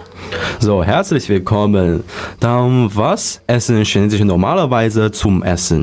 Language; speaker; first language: German; non-native, learner; Chinese